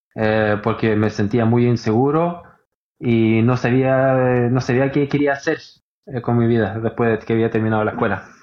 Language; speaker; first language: Spanish; early bilingual, heritage; Norwegian